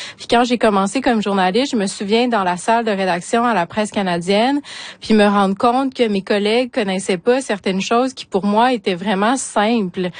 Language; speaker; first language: French; native; French